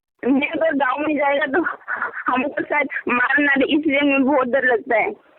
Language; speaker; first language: Hindi; non-native, local second language; Bangla